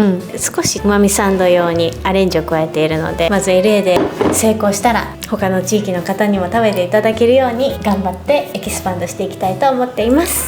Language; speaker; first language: Japanese; native; Japanese